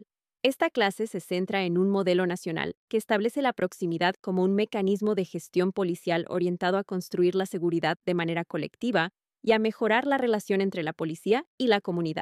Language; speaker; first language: Spanish; native; Spanish